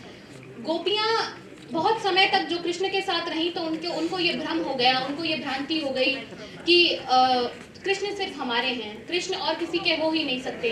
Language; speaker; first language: Hindi; native; Hindi